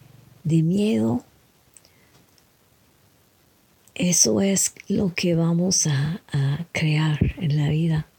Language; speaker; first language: Spanish; non-native, learner; English